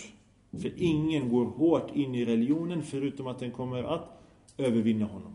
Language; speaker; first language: Swedish; early bilingual, other home language; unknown